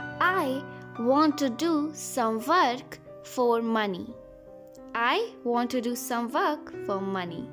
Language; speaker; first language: English; non-native, local second language; Hindi